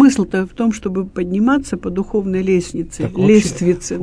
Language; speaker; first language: Russian; native; Russian